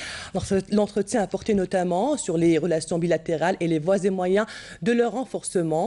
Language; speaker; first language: French; non-native, local second language; Arabic